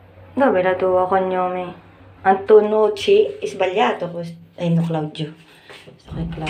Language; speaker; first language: Italian; non-native, learner; Filipino